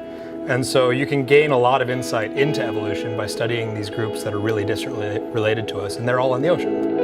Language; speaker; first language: English; native; English